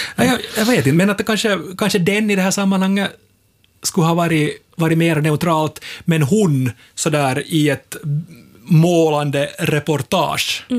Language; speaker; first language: Swedish; native; Swedish